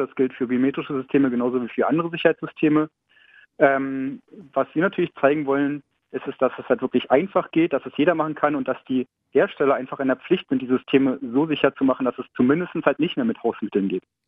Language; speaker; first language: German; native; German